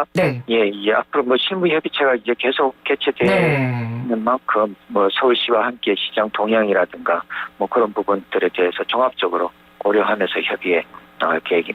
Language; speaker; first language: Korean; native; Korean